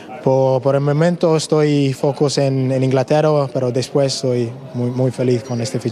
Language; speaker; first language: Spanish; non-native, learner; English